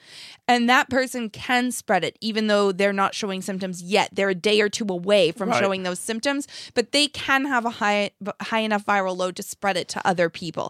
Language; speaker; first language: English; native; English